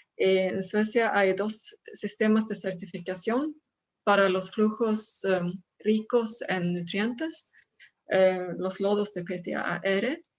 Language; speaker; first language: Spanish; non-native, fluent; Swedish